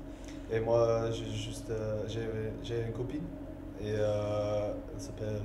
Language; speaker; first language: French; non-native, learner; English